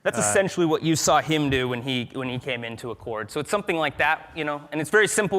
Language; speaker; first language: English; native; English